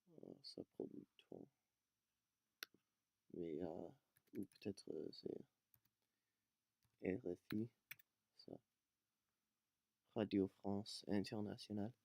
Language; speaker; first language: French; non-native, learner; English